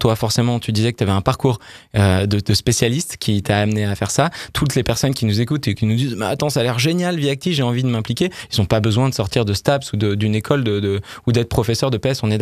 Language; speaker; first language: French; native; French